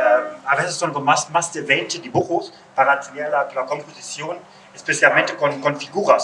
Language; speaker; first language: Spanish; non-native, learner; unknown